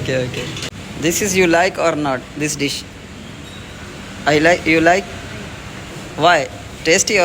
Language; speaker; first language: English; non-native, learner; Urdu